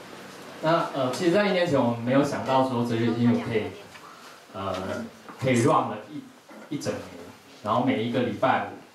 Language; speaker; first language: Chinese; native; Chinese